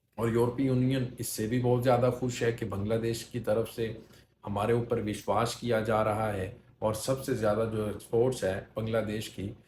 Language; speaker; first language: Urdu; native; Urdu